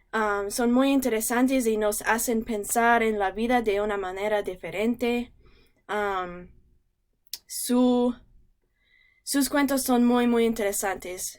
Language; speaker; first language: Spanish; non-native, learner; English